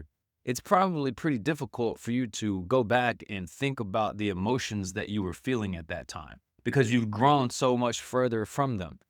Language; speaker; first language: English; native; English